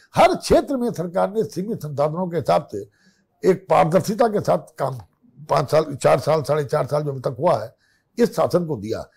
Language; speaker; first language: Hindi; native; Hindi